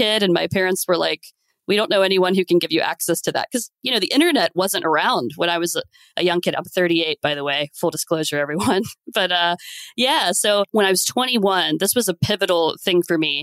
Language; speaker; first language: English; native; English